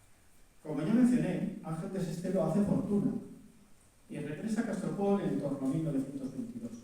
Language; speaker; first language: Spanish; native; Spanish